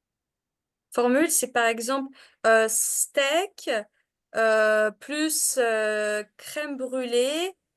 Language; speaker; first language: French; non-native, fluent; Polish